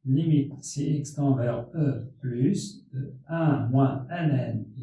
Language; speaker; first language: French; non-native, local second language; Arabic